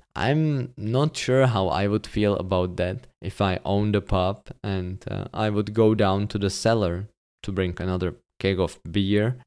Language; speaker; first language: English; non-native, fluent; Czech